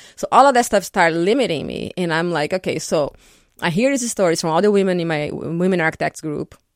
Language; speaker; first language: English; non-native, fluent; Portuguese